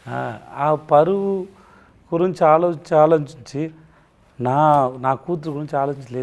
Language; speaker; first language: Telugu; non-native, local second language; Tamil